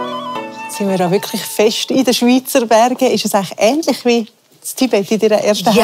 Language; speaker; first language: German; native; German